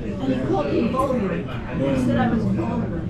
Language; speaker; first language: English; native; English